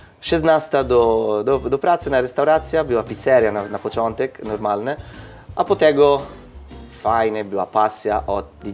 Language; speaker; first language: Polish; non-native, learner; Italian